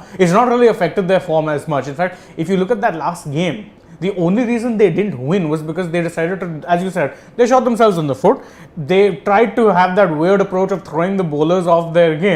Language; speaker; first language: English; non-native, local second language; Hindi